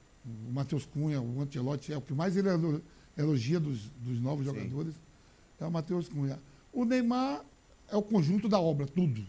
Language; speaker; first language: Portuguese; native; Portuguese